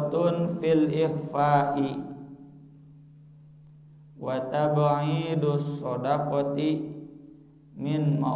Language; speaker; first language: Arabic; non-native, fluent; Sundanese